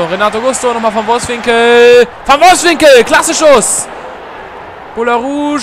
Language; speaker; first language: German; native; German